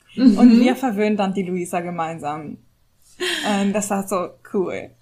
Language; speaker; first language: German; native; German